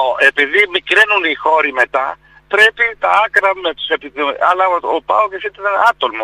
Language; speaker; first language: Greek; non-native, fluent; Spanish